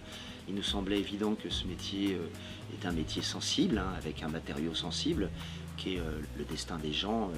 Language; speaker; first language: French; native; French